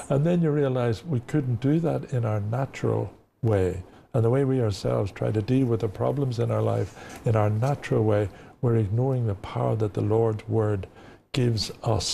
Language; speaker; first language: English; native; English